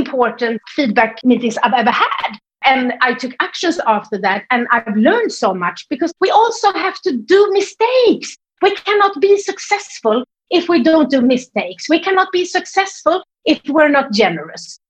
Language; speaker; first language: English; non-native, fluent; Swedish